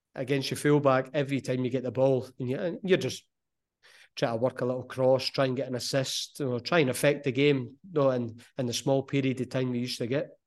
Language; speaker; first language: English; native; English